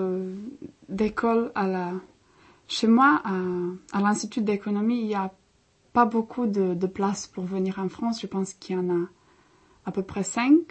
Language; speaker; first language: French; non-native, fluent; Czech